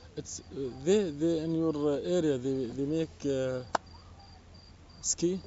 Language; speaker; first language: English; non-native, learner; Arabic